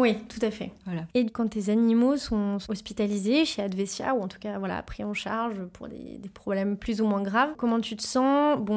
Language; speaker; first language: French; native; French